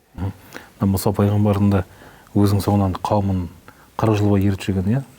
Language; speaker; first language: Kazakh; native; Kazakh